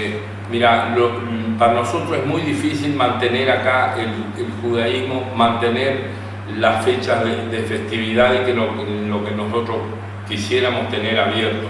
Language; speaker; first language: Spanish; native; Spanish